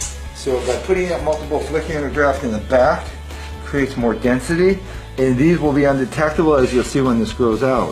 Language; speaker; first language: English; native; English